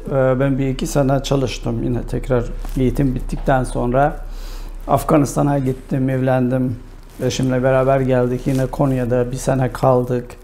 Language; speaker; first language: Turkish; non-native, fluent; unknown